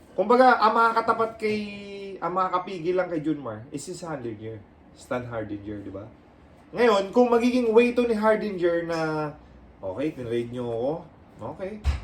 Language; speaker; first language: Filipino; native; Filipino